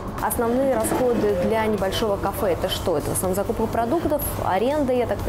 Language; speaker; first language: Russian; native; Russian